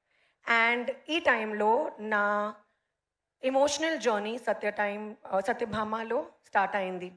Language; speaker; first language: Telugu; non-native, learner; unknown